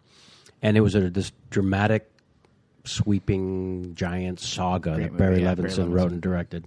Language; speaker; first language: English; native; English